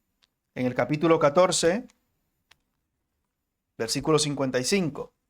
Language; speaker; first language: Spanish; native; Spanish